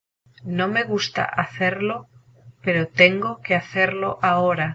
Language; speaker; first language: Spanish; non-native, learner; English